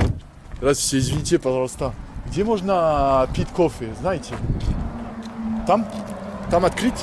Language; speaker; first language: Russian; non-native, learner; French